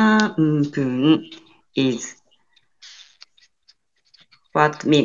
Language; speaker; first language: English; non-native, learner; Japanese